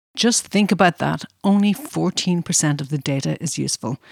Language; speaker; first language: English; native; English